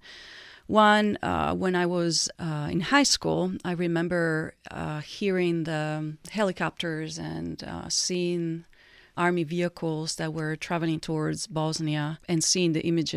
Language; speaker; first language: English; non-native, fluent; Italian